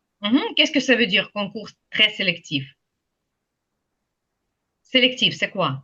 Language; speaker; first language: French; non-native, fluent; Ukrainian